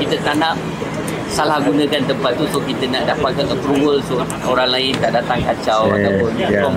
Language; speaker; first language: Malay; non-native, local second language; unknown